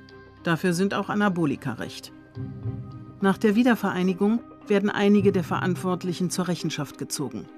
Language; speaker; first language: German; native; German